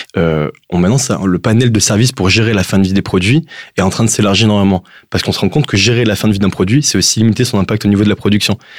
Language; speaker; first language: French; native; French